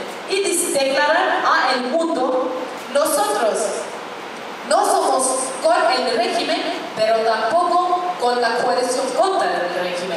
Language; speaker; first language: Spanish; non-native, fluent; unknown